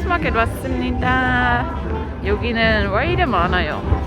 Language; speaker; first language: Korean; early bilingual, heritage; German